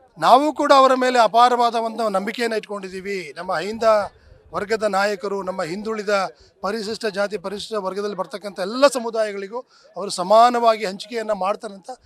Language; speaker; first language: Kannada; non-native, local second language; Lambadi